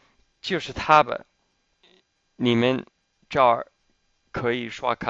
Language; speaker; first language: Chinese; non-native, fluent; English